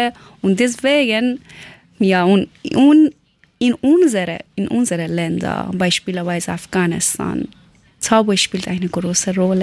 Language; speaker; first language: German; non-native, learner; Persian